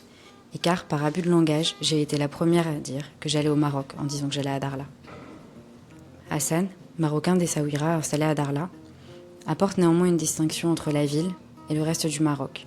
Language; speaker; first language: French; native; French